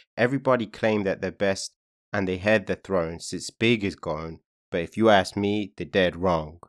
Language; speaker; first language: English; native; English